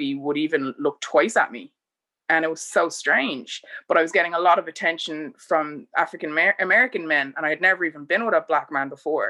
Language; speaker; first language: English; native; English